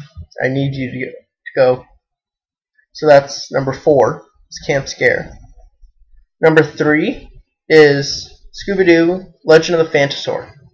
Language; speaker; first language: English; native; English